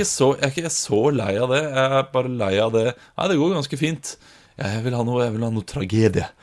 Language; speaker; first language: Norwegian; native; Norwegian